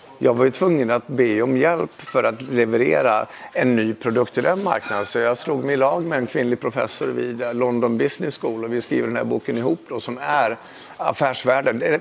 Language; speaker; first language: Swedish; native; Swedish